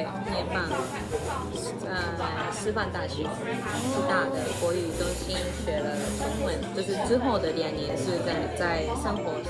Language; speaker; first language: Chinese; non-native, learner; Japanese